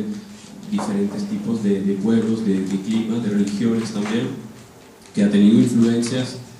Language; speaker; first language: Spanish; non-native, fluent; French